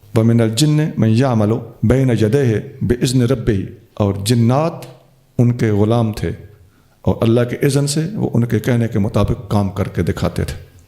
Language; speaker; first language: Urdu; non-native, local second language; Punjabi